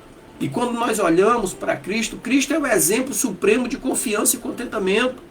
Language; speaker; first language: Portuguese; native; Portuguese